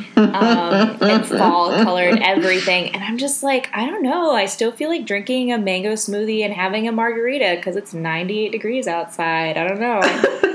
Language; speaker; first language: English; native; English